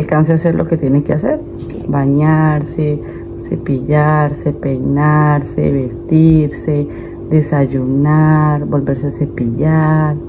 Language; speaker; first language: Spanish; native; Spanish